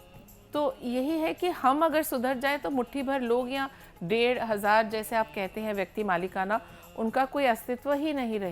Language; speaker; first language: Hindi; native; Hindi